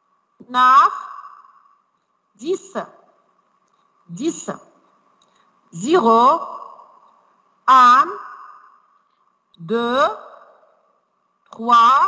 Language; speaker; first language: French; non-native, fluent; Arabic